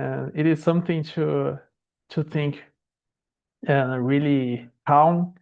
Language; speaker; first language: English; non-native, learner; Portuguese